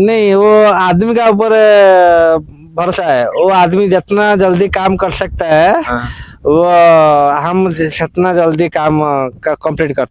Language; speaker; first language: Hindi; non-native, local second language; Odia